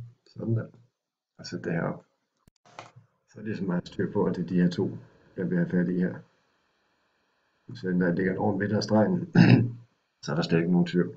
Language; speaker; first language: Danish; native; Danish